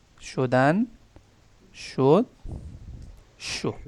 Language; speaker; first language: Persian; non-native, fluent; Urdu